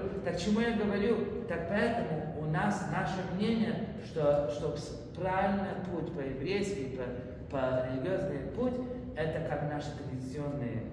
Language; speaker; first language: Russian; non-native, fluent; English